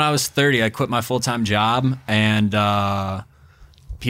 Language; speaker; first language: English; native; English